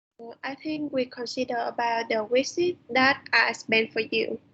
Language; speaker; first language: English; non-native, learner; Vietnamese